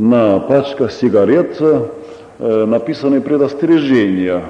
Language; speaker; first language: Russian; non-native, local second language; Estonian